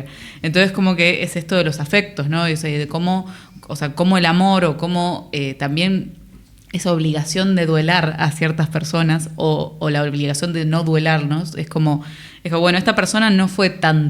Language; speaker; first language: Spanish; native; Spanish